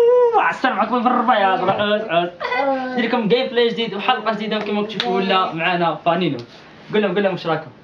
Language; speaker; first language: Arabic; native; Arabic